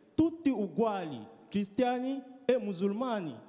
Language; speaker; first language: Italian; non-native, learner; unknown